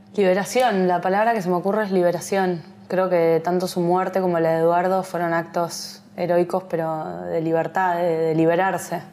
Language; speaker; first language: Spanish; native; Spanish